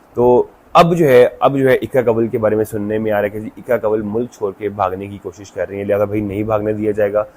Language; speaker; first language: Urdu; non-native, local second language; Punjabi